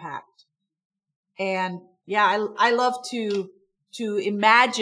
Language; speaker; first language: English; non-native, fluent; German